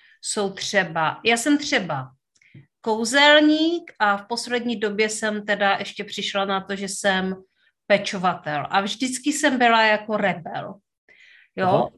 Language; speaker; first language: Czech; native; Czech